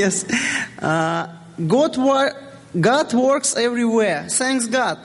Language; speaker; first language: English; non-native, learner; Russian